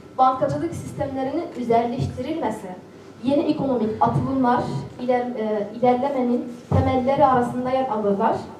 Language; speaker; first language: Turkish; non-native, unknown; Arabic